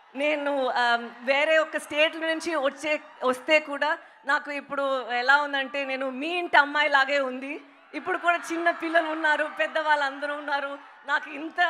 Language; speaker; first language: Telugu; non-native, local second language; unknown